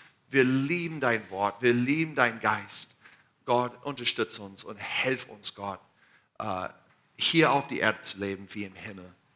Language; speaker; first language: German; non-native, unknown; English